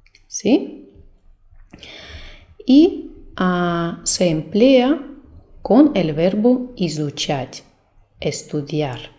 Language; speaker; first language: Spanish; non-native, fluent; Russian